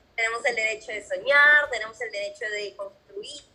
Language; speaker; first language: Spanish; native; Spanish